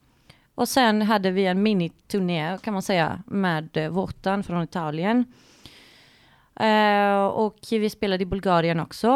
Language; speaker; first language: Swedish; non-native, fluent; Greek